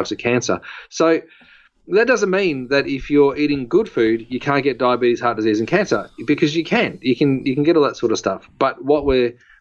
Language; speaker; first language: English; native; English